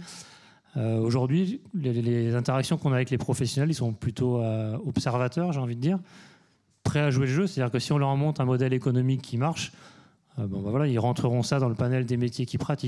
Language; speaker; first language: French; native; French